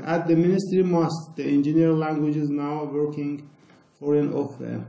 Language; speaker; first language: English; non-native, fluent; Azerbaijani